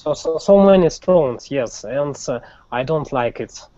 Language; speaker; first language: English; non-native, learner; Russian